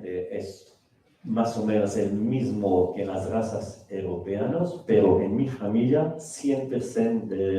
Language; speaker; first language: Spanish; non-native, fluent; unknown